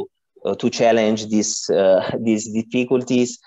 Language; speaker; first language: English; non-native, learner; Italian